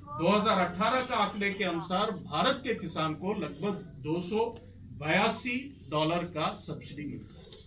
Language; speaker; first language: Hindi; non-native, local second language; Malayalam